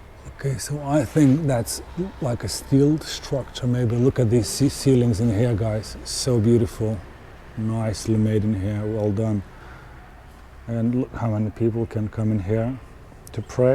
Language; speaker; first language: English; non-native, fluent; Lithuanian